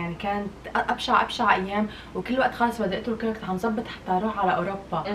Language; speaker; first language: Arabic; native; Arabic